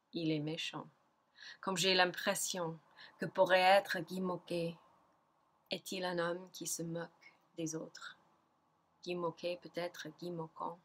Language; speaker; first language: French; non-native, fluent; English